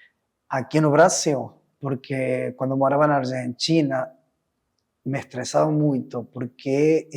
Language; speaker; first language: Portuguese; non-native, fluent; Spanish